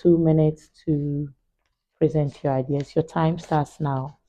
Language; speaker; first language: English; non-native, fluent; Vietnamese